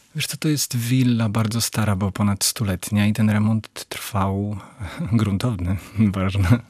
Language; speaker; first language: Polish; native; Polish